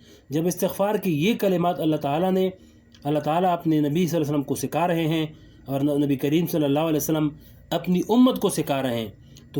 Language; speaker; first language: Urdu; native; Urdu